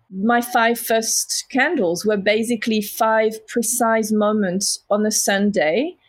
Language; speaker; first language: English; non-native, fluent; French